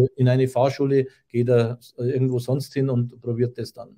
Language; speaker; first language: German; native; German